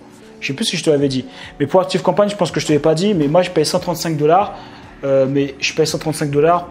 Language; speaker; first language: French; native; French